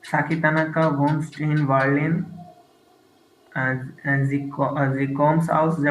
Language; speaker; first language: German; non-native, learner; Bangla